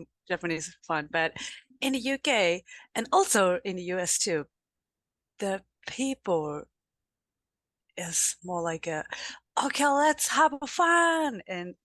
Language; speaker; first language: English; non-native, learner; Japanese